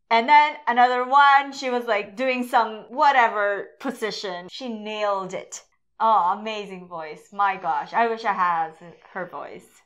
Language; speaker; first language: English; non-native, local second language; Filipino